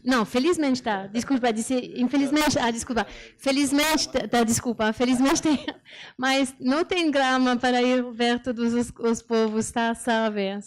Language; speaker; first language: Portuguese; non-native, learner; French